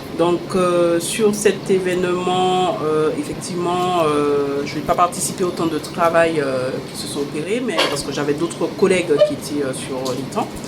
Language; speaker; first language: French; native; French